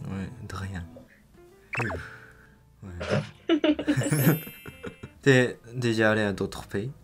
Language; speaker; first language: French; non-native, learner; Japanese